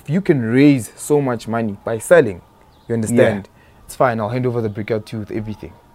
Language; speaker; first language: English; non-native, local second language; Tsonga